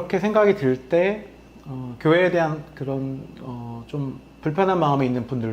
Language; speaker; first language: Korean; native; Korean